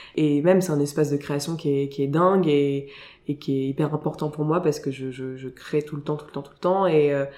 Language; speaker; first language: French; native; French